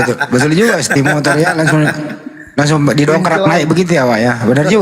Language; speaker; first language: Indonesian; native; Indonesian